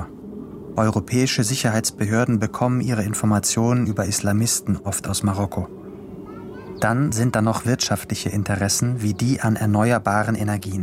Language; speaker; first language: German; native; German